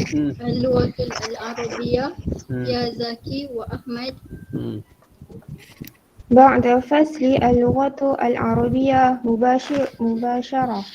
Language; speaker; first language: Arabic; non-native, learner; Malay